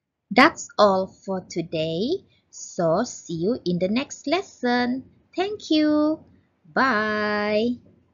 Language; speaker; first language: English; non-native, local second language; Malay